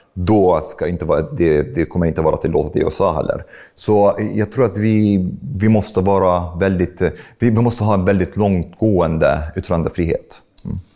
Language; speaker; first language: Swedish; non-native, fluent; Arabic